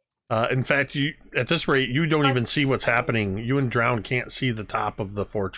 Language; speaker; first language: English; native; English